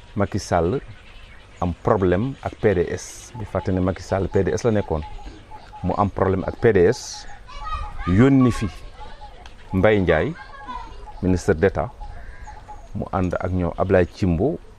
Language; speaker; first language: Wolof; non-native, local second language; Fula